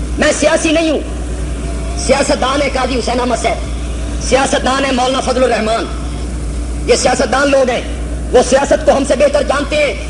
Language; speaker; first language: Urdu; non-native, local second language; Punjabi